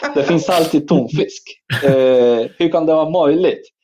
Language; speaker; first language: Swedish; non-native, fluent; Spanish